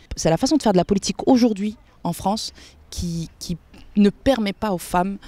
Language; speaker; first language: French; native; French